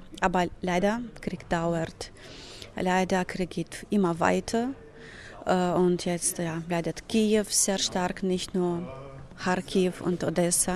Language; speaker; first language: German; non-native, fluent; Ukrainian